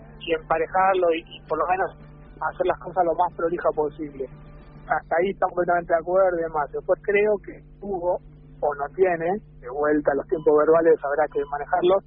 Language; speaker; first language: Spanish; native; Spanish